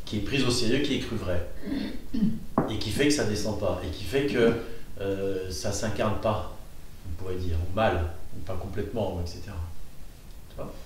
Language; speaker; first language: French; native; French